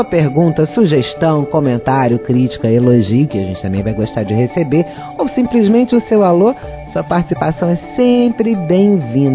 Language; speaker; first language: Portuguese; native; Portuguese